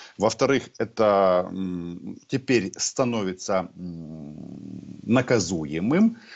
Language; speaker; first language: Russian; native; Russian